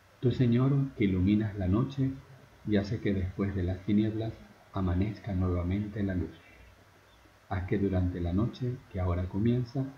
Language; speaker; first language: Spanish; native; Spanish